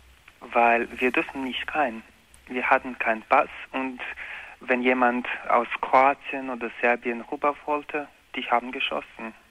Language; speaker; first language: German; non-native, learner; Croatian